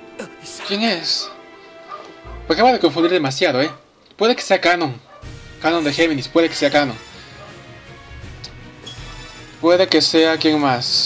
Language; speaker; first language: Spanish; native; Spanish